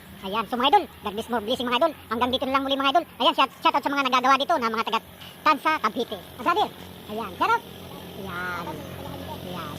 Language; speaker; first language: Filipino; non-native, local second language; Bikol